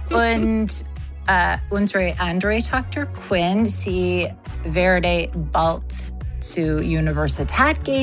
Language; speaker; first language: German; non-native, learner; English